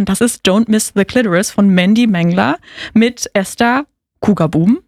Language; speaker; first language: German; native; German